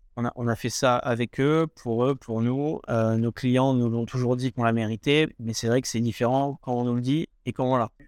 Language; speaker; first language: French; native; French